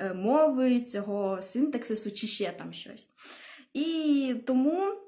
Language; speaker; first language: Ukrainian; non-native, local second language; Russian